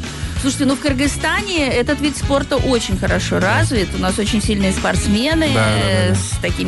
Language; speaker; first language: Russian; native; Russian